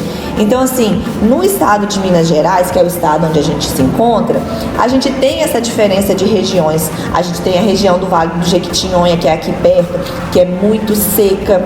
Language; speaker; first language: Portuguese; native; Portuguese